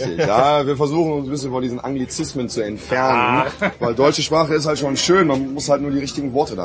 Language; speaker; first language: German; native; German